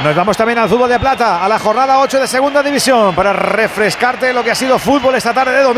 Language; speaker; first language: Spanish; native; Spanish